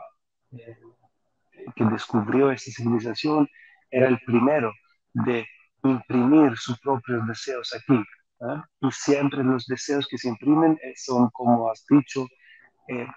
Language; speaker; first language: Spanish; non-native, fluent; Greek